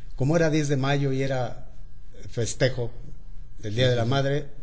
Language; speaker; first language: Spanish; native; Spanish